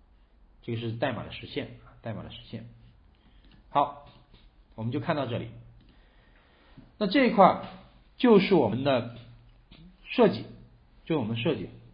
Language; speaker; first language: Chinese; native; Chinese